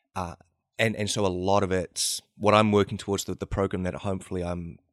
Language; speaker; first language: English; native; English